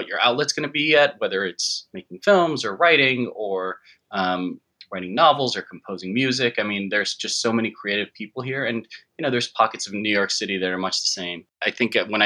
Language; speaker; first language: English; early bilingual, other home language; Japanese